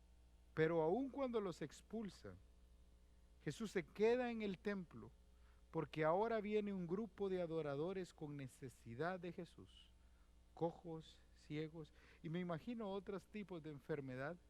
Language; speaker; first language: Spanish; native; Spanish